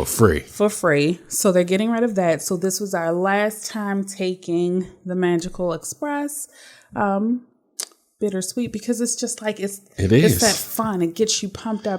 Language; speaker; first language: English; native; English